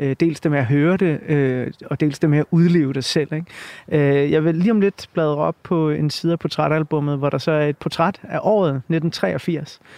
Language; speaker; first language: Danish; native; Danish